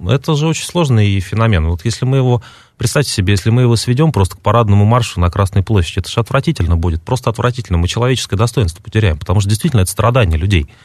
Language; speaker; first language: Russian; native; Russian